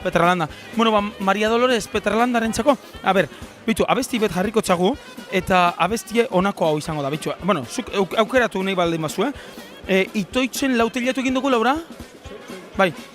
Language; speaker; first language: Basque; native; Basque